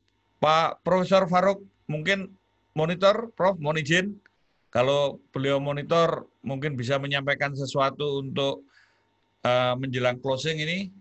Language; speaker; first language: Indonesian; native; Indonesian